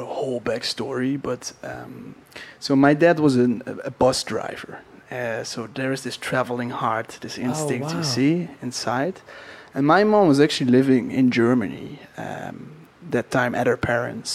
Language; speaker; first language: English; non-native, fluent; Dutch